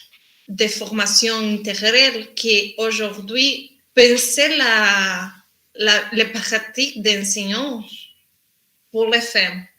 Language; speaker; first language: French; non-native, learner; Spanish